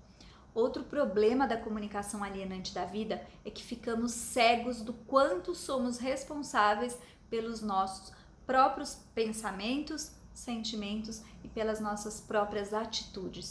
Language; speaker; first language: Portuguese; native; Portuguese